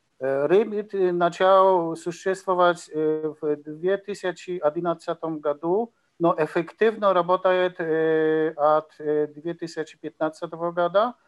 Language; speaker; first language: Russian; non-native, learner; Polish